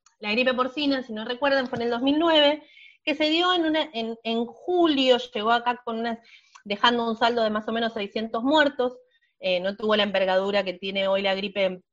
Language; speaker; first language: Spanish; native; Spanish